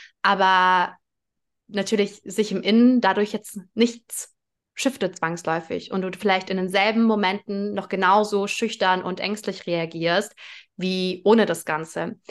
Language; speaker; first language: German; early bilingual, other home language; Russian